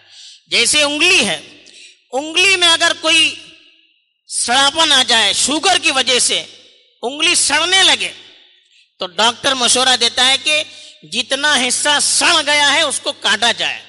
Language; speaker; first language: Urdu; native; Urdu